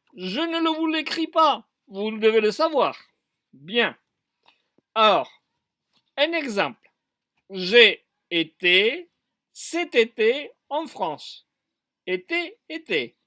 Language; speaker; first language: French; non-native, fluent; Spanish